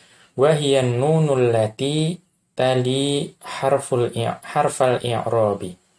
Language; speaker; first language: Arabic; non-native, fluent; Indonesian